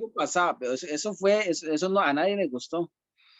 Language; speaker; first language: Spanish; native; Spanish